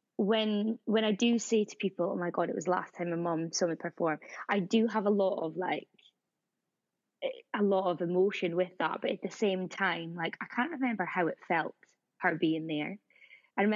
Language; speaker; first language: English; native; English